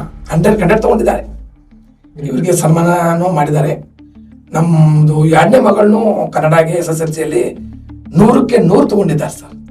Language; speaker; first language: Kannada; non-native, local second language; Urdu